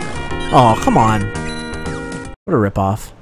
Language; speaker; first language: English; native; English